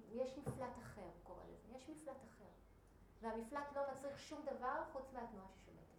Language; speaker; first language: Hebrew; native; Hebrew